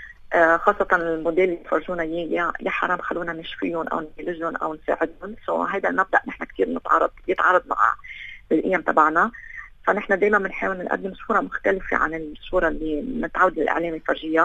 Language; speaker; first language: Arabic; native; Arabic